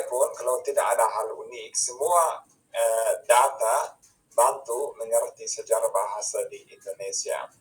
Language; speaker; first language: Indonesian; non-native, fluent; English